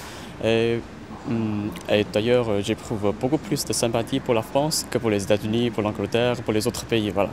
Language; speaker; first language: French; non-native, fluent; Chinese